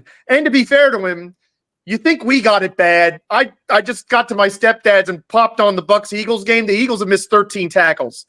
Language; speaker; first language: English; native; English